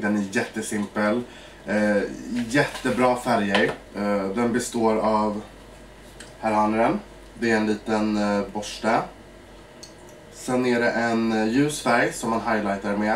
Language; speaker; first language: Swedish; early bilingual, other home language; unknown